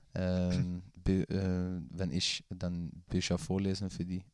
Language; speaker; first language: German; non-native, fluent; Swedish